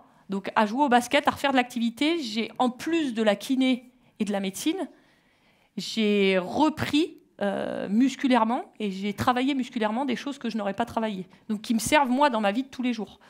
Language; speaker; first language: French; native; French